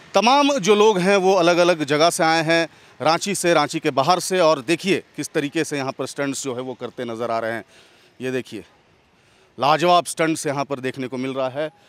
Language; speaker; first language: Hindi; native; Hindi